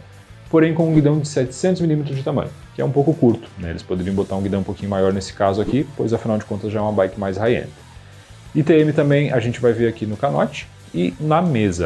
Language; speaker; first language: Portuguese; native; Portuguese